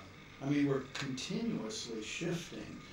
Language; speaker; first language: English; native; English